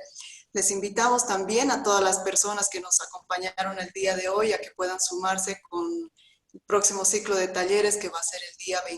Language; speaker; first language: Spanish; native; Spanish